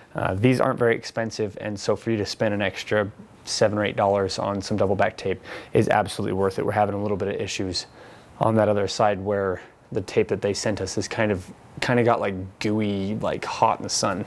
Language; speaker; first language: English; native; English